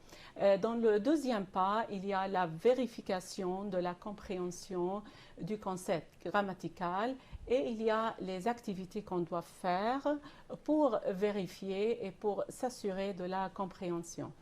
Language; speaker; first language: French; non-native, fluent; Arabic